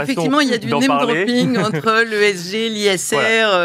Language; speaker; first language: French; native; French